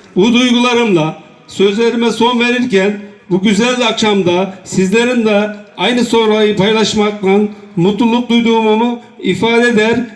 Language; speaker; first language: Turkish; native; Turkish